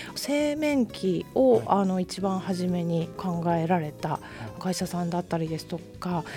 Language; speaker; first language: Japanese; native; Japanese